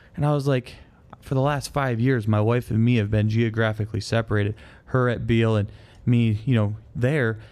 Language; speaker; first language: English; native; English